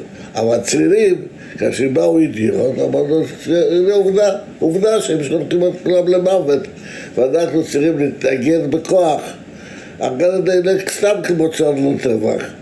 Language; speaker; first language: Hebrew; non-native, fluent; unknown